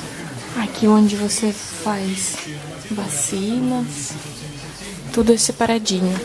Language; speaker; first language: Portuguese; non-native, fluent; Russian